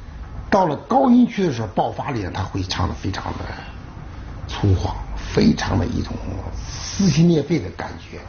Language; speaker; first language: Chinese; native; Chinese